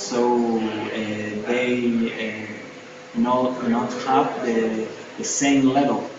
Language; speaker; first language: English; non-native, learner; Spanish